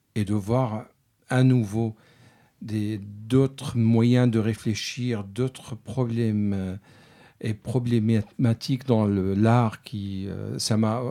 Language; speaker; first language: French; non-native, fluent; Arabic